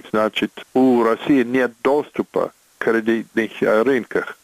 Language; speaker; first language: Russian; non-native, fluent; English